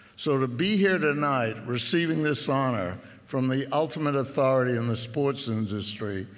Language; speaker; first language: English; native; English